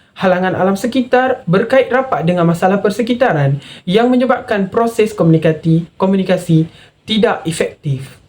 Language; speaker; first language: Malay; non-native, local second language; Tamil